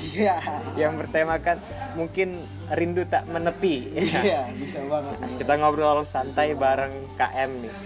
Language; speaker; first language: Indonesian; native; Indonesian